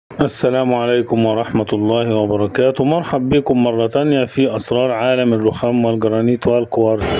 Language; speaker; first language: Arabic; native; Arabic